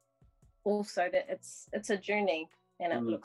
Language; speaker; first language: English; native; English